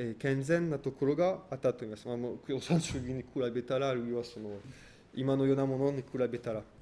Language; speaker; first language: Japanese; non-native, fluent; French